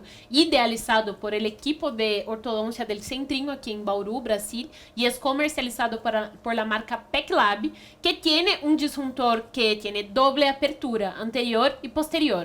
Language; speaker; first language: Spanish; non-native, fluent; Portuguese